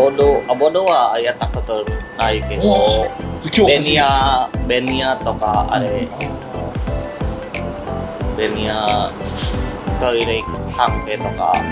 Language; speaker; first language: Japanese; non-native, fluent; Indonesian